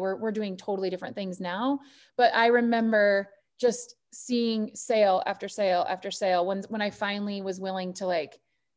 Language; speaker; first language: English; native; English